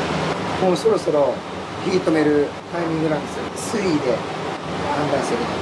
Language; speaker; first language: Japanese; native; Japanese